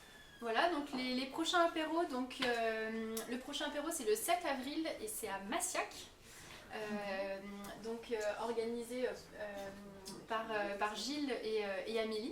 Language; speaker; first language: French; native; French